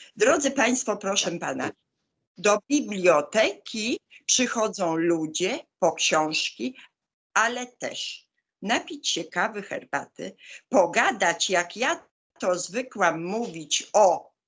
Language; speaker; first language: Polish; native; Polish